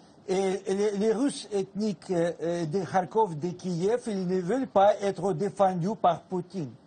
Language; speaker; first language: French; non-native, fluent; Russian